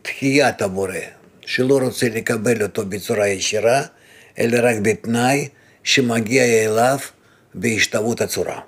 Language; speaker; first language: Hebrew; non-native, fluent; Russian